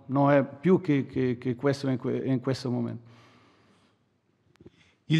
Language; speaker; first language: Italian; non-native, learner; Portuguese